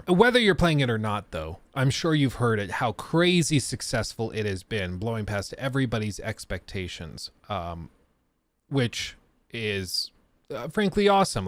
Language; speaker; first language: English; native; English